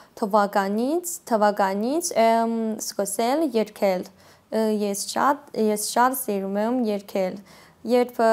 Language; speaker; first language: Armenian; non-native, learner; Chinese